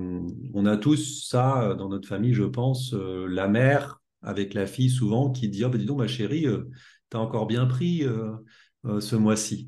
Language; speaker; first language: French; native; French